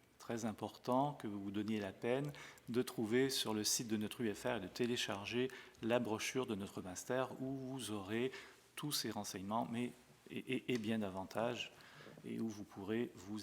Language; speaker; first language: French; native; French